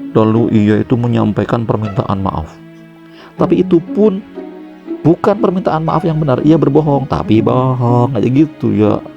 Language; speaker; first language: Indonesian; native; Indonesian